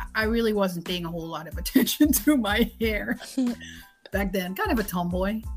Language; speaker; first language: English; non-native, fluent; Dutch